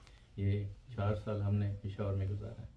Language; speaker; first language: Hindi; non-native, fluent; Pashto